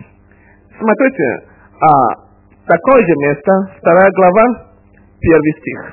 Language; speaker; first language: Russian; non-native, fluent; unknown